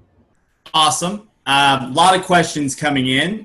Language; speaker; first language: English; native; English